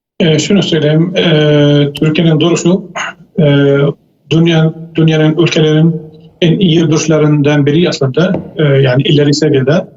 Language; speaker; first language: Turkish; non-native, fluent; Arabic